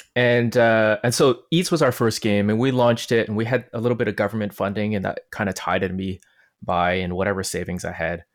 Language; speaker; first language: English; non-native, local second language; Cantonese